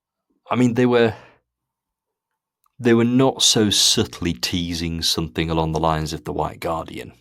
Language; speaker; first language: English; native; English